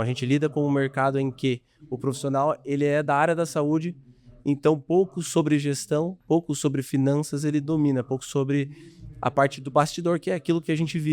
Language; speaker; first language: Portuguese; native; Portuguese